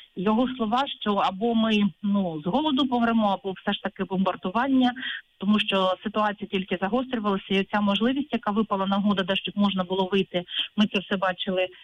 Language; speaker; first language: Ukrainian; non-native, local second language; Russian